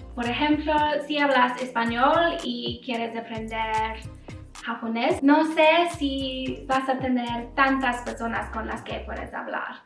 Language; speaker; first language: Spanish; non-native, learner; English